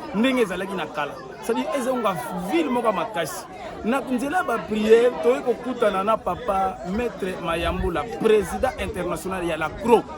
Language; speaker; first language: Lingala; non-native, local second language; Kongo